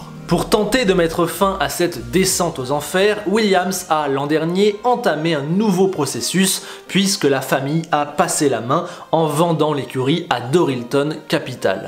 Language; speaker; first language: French; native; French